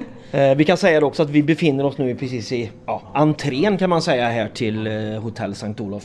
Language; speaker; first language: Swedish; native; Swedish